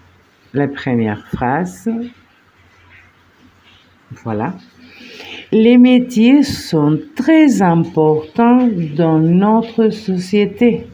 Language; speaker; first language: French; non-native, fluent; Spanish